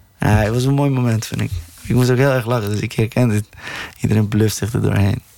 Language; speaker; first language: Dutch; early bilingual, other home language; Persian